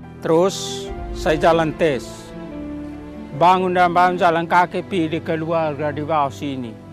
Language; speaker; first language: Indonesian; non-native, local second language; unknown